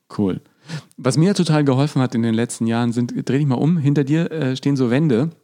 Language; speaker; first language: German; native; German